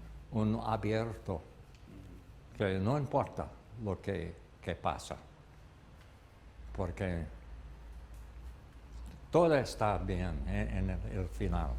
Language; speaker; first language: Spanish; non-native, learner; English